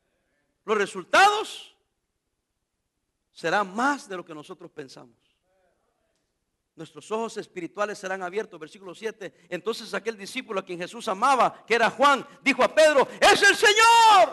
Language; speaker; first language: Spanish; native; Spanish